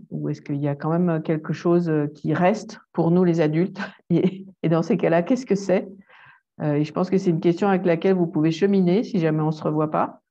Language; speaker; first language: French; native; French